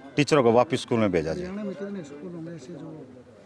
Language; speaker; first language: Hindi; native; Hindi